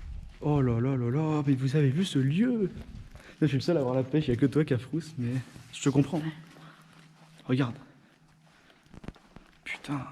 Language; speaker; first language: French; native; French